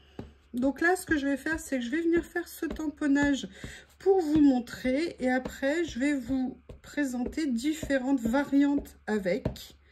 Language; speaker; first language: French; native; French